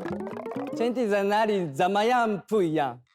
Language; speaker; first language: Chinese; non-native, fluent; Thai